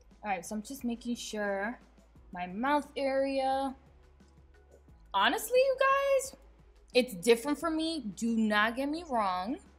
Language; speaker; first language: English; early bilingual, other home language; Spanish